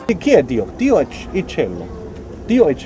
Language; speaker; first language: Italian; non-native, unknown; Chinese